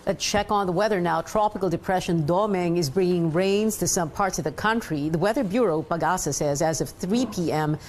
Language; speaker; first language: English; non-native, local second language; Filipino